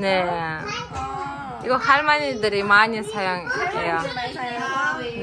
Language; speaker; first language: Korean; non-native, learner; Kazakh